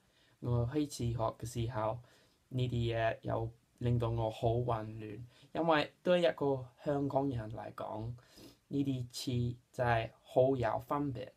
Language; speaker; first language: Cantonese; non-native, fluent; English